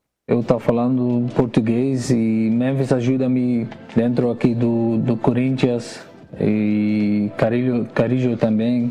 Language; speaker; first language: Portuguese; non-native, learner; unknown